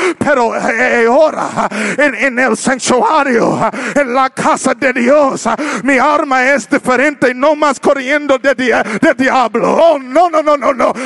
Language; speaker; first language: Spanish; non-native, learner; English